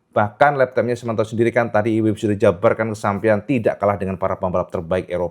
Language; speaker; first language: Indonesian; native; Indonesian